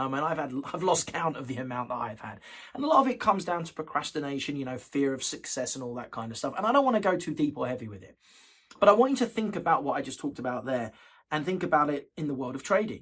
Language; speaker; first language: English; native; English